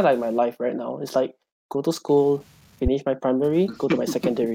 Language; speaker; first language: English; non-native, local second language; Chinese